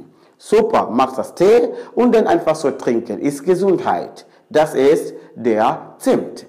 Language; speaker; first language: German; non-native, fluent; Swahili